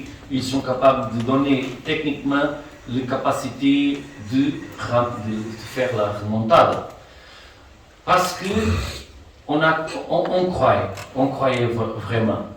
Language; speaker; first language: French; non-native, fluent; Portuguese